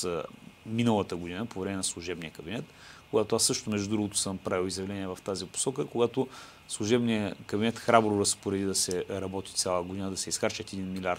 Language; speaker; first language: Bulgarian; native; Bulgarian